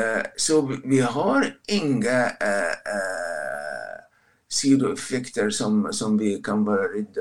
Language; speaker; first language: Swedish; non-native, fluent; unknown